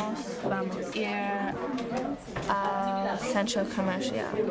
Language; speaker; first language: Spanish; non-native, learner; English